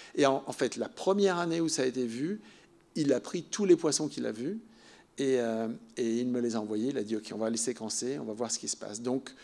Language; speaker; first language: French; native; French